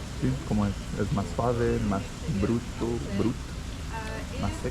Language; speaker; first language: Spanish; non-native, fluent; Portuguese